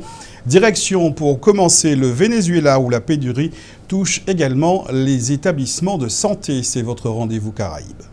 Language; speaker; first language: French; native; French